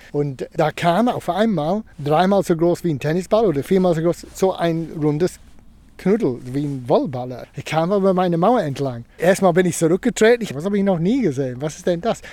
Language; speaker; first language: German; non-native, fluent; English